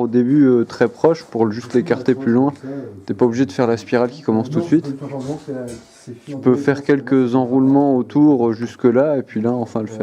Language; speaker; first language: French; native; French